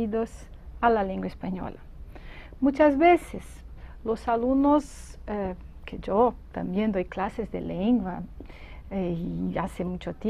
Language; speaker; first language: Spanish; non-native, fluent; Portuguese